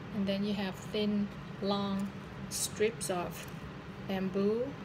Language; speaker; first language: English; non-native, fluent; Vietnamese